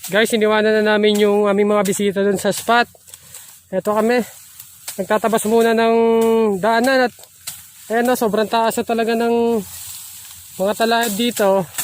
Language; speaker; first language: Filipino; native; Filipino